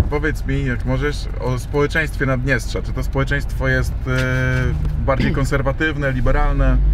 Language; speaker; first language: Polish; native; Polish